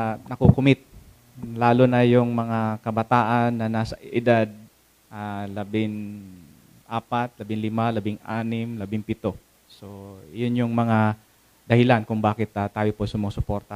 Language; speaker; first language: Filipino; native; Filipino